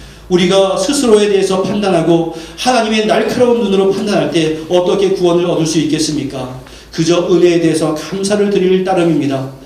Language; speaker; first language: Korean; native; Korean